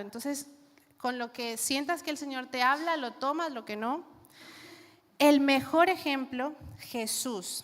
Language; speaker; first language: Spanish; native; Spanish